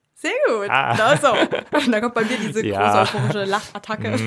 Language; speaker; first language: German; native; German